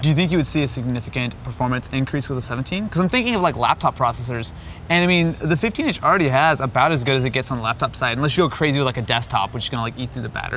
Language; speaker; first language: English; native; English